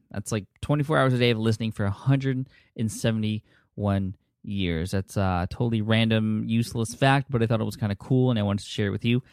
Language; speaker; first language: English; early bilingual, other home language; Filipino